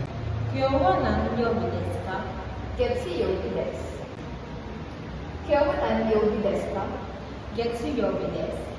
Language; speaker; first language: Japanese; non-native, learner; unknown